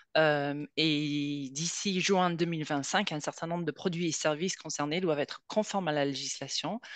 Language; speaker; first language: French; native; French